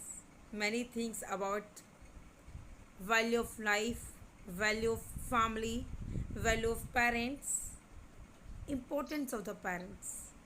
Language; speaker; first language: English; non-native, local second language; Hindi